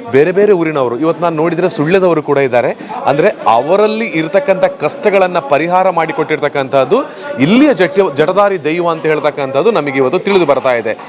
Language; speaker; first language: Kannada; native; Kannada